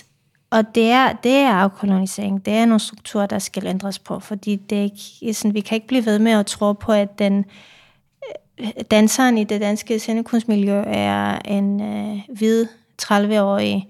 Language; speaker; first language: Danish; non-native, fluent; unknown